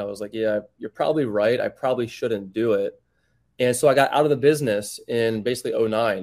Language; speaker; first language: English; native; English